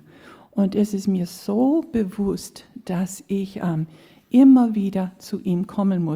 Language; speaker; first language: German; non-native, fluent; English